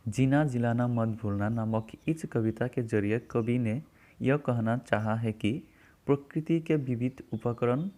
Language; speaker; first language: Hindi; non-native, local second language; Assamese